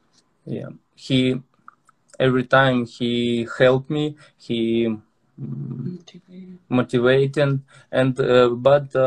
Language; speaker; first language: English; non-native, learner; Russian